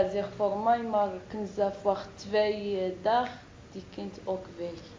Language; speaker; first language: Dutch; non-native, learner; Arabic